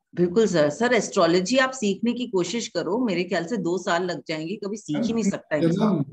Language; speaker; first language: Hindi; native; Hindi